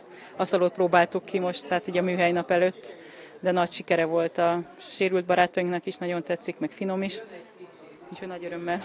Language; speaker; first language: Hungarian; native; Hungarian